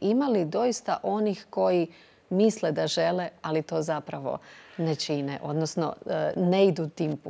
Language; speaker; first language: Croatian; native; Croatian